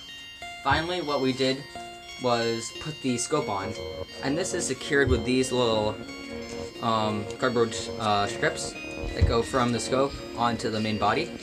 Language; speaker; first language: English; native; English